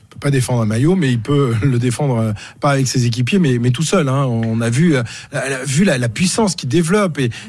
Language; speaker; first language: French; native; French